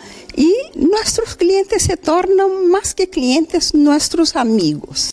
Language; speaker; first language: Spanish; non-native, fluent; Portuguese